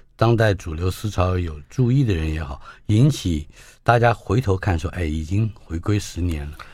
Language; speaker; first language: Chinese; native; Chinese